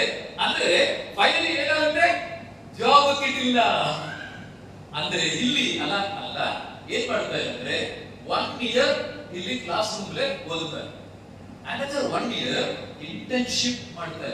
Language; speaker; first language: Kannada; non-native, local second language; Telugu